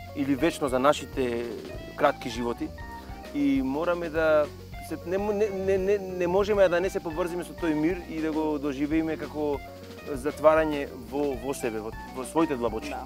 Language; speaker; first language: Macedonian; native; Macedonian